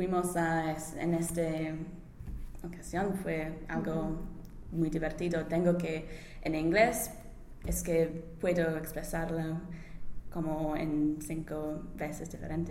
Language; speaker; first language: Spanish; non-native, learner; English